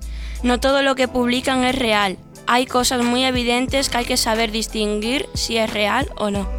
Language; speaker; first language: Spanish; native; Spanish